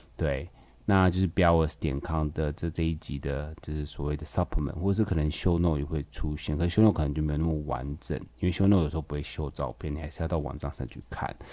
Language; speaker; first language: Chinese; native; Chinese